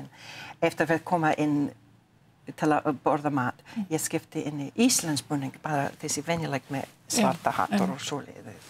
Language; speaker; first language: Icelandic; non-native, learner; English